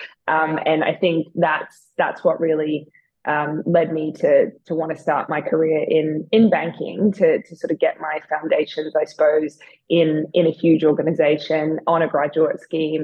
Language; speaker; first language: English; native; English